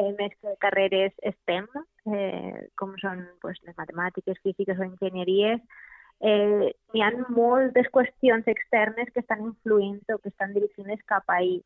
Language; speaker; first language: Catalan; native; Catalan